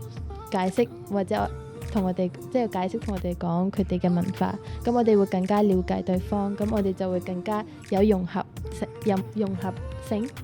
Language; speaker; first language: Cantonese; native; Cantonese